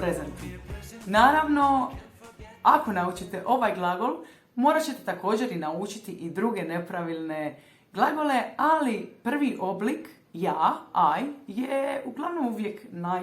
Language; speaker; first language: Croatian; native; Croatian